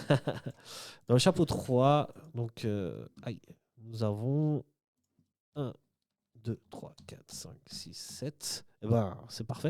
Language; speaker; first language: French; native; French